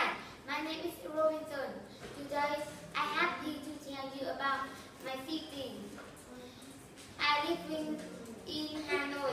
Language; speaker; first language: English; non-native, learner; Vietnamese